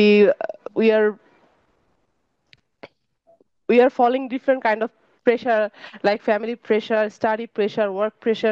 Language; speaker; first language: English; non-native, learner; Bangla